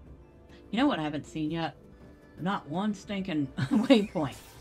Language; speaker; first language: English; native; English